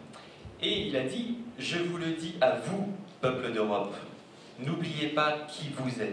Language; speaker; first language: French; native; French